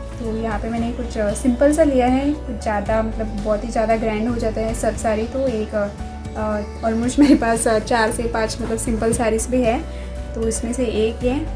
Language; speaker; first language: Hindi; non-native, local second language; Kannada